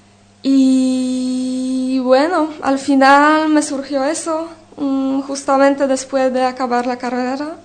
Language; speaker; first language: Spanish; non-native, fluent; Polish